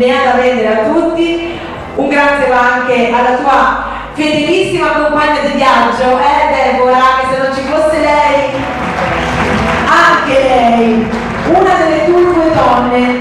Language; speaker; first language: Italian; native; Italian